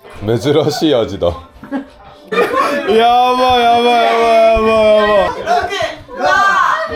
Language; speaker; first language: Japanese; non-native, fluent; Korean